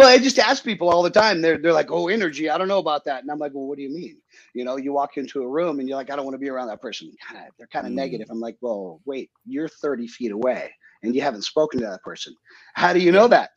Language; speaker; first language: English; native; English